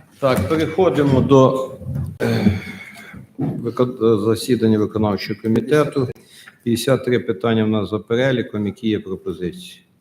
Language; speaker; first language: Ukrainian; native; Ukrainian